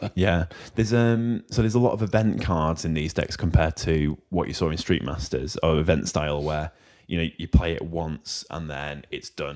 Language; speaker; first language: English; native; English